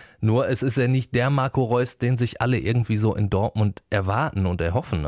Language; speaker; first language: German; native; German